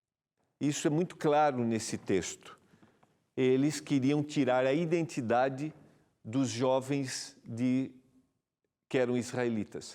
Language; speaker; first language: Portuguese; native; Portuguese